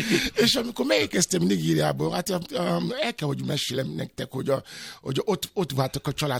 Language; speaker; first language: Hungarian; non-native, fluent; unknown